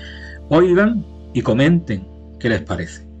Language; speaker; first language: Spanish; native; Spanish